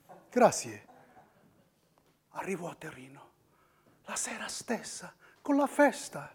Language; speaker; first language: Italian; non-native, fluent; Arabic